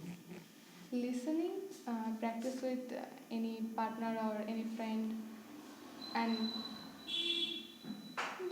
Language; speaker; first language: English; non-native, fluent; Bangla